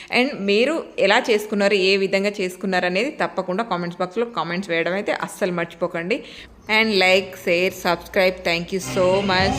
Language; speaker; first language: Telugu; non-native, local second language; Lambadi